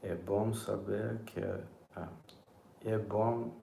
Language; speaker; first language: Portuguese; non-native, learner; English